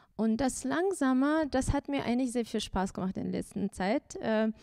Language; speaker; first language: German; non-native, fluent; Azerbaijani